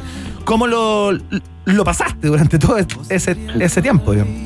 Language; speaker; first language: Spanish; native; Spanish